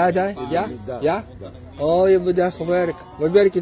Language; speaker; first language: Dutch; non-native, learner; Filipino